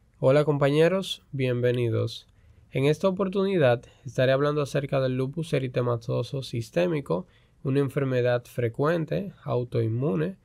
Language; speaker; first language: Spanish; native; Spanish